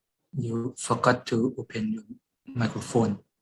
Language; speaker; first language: English; non-native, fluent; Lao